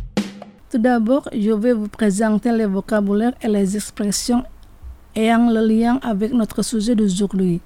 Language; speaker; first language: French; non-native, fluent; Indonesian